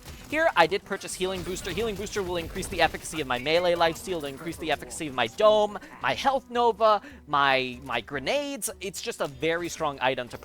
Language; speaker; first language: English; native; English